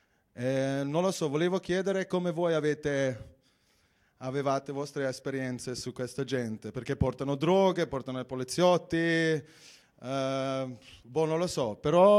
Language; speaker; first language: Italian; non-native, fluent; German